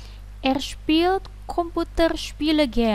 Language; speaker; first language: German; non-native, fluent; Indonesian